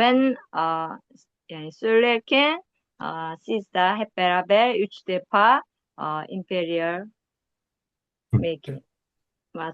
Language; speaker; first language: Turkish; non-native, learner; Korean